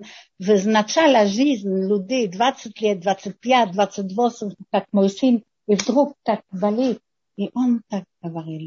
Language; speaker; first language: Russian; non-native, fluent; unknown